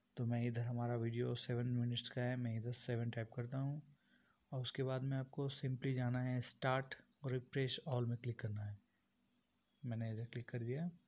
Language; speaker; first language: Hindi; non-native, local second language; Bangla